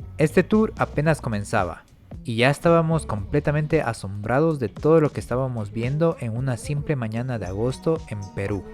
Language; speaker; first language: Spanish; native; Spanish